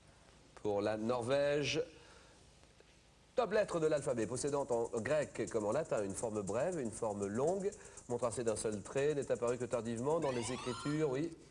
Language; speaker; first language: French; native; French